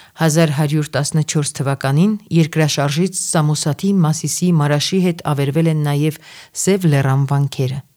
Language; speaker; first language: Armenian; native; Armenian